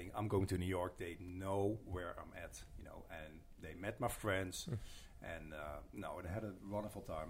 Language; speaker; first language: English; non-native, fluent; Dutch